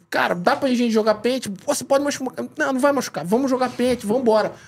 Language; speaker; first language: Portuguese; native; Portuguese